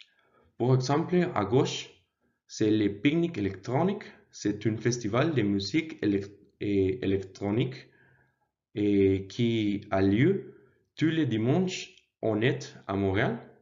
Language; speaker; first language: French; non-native, learner; Spanish